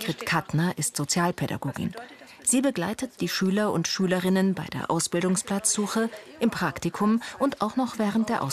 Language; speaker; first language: German; native; German